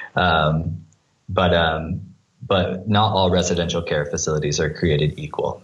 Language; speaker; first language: English; native; English